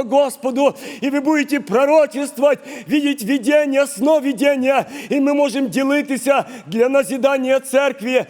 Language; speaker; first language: Russian; non-native, local second language; Ukrainian